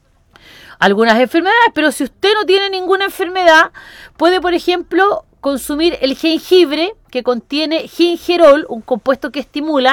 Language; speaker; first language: Spanish; native; Spanish